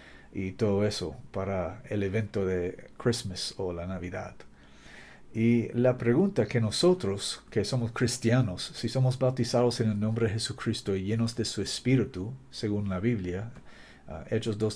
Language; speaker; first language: Spanish; non-native, fluent; English